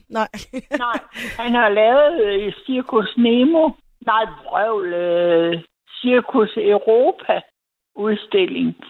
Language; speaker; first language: Danish; native; Danish